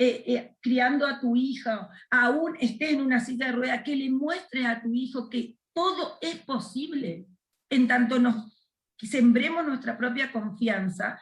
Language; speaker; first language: Spanish; native; Spanish